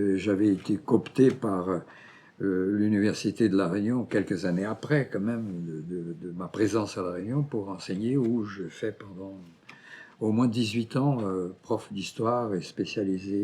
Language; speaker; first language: French; non-native, fluent; Portuguese